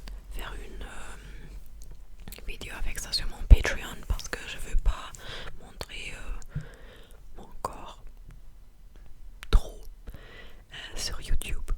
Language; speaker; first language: French; non-native, learner; English